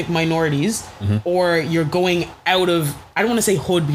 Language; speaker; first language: English; native; English